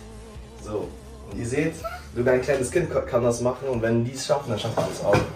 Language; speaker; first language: German; native; German